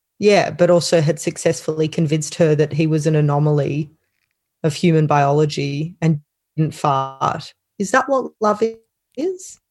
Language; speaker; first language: English; native; English